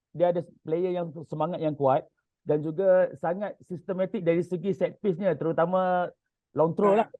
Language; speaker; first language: Malay; native; Malay